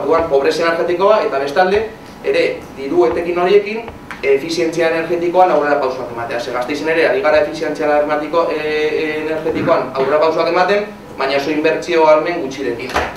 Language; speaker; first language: Basque; non-native, local second language; Spanish